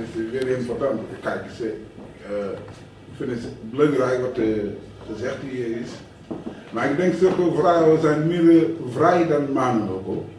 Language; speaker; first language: Dutch; non-native, fluent; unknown